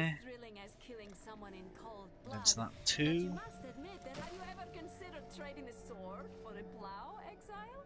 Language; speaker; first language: English; native; English